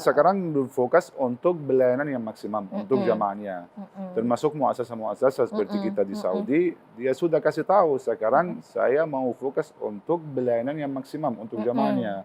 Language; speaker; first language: Indonesian; non-native, learner; Arabic